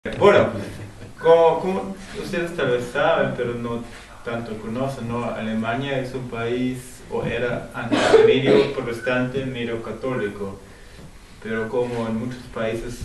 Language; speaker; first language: Spanish; non-native, fluent; German